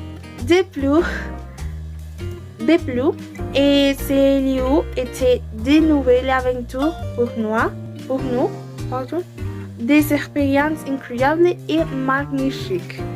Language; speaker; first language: French; non-native, learner; Spanish